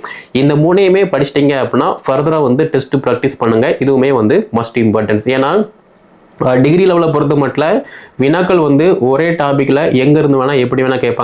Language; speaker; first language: Tamil; native; Tamil